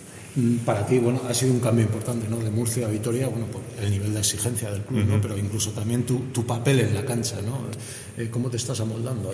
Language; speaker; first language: Spanish; native; Spanish